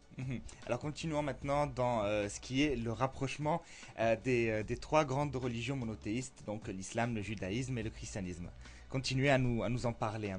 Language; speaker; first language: French; native; French